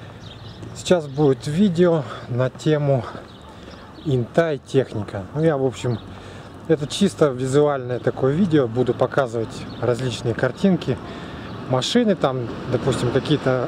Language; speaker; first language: Russian; native; Russian